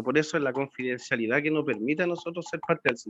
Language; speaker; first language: Spanish; native; Spanish